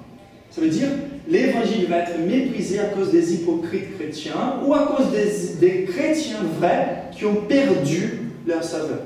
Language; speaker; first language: French; non-native, fluent; Portuguese